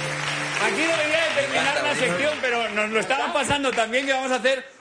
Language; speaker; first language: Spanish; native; Spanish